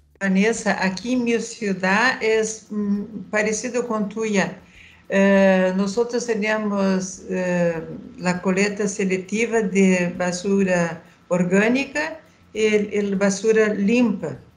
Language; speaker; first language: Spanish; non-native, learner; Portuguese